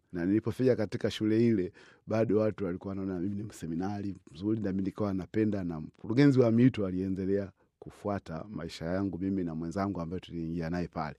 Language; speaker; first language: Swahili; native; Swahili